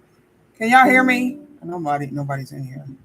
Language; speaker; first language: English; native; English